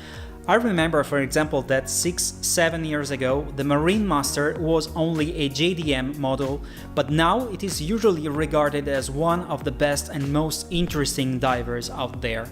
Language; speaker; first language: English; non-native, fluent; Italian